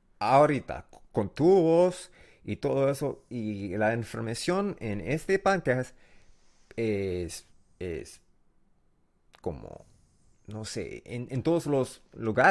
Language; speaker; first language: Spanish; non-native, learner; English